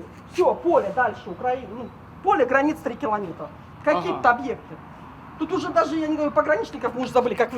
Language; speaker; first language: Russian; native; Russian